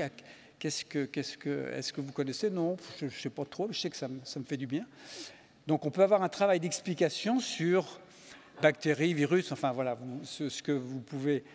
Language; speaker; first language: French; native; French